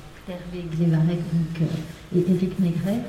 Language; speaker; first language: French; native; French